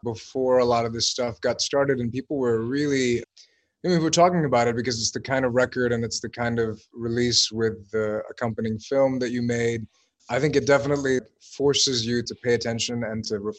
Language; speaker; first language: English; native; English